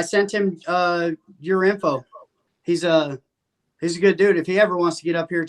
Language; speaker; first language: English; native; English